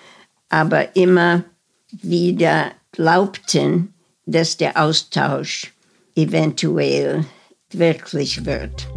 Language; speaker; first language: German; early bilingual, heritage; German